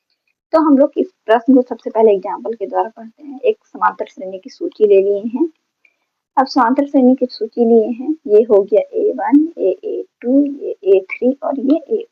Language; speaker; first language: Hindi; native; Hindi